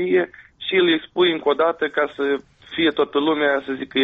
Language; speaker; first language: Romanian; native; Romanian